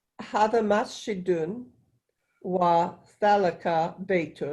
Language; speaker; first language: Arabic; non-native, learner; English